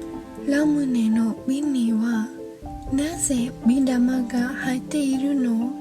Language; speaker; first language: Japanese; non-native, learner; Khmer